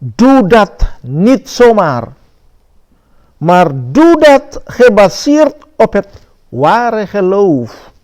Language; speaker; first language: Dutch; non-native, fluent; Indonesian